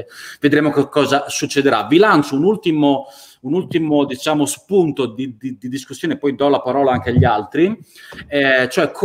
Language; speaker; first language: Italian; native; Italian